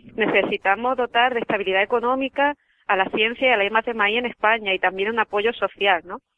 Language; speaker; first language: Spanish; native; Spanish